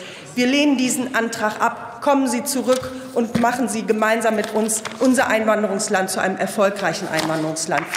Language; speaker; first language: German; early bilingual, other home language; Turkish